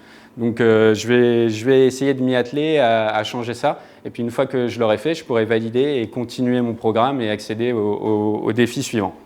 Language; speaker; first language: French; native; French